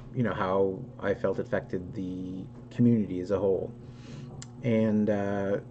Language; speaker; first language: English; native; English